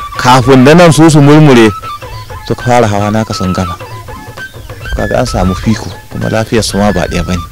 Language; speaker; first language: Hausa; non-native, local second language; Fula